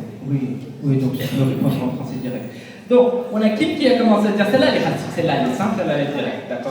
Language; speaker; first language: French; native; French